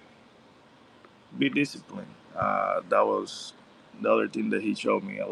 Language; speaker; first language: English; non-native, learner; Spanish